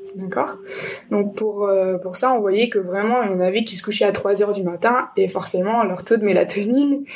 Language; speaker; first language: French; native; French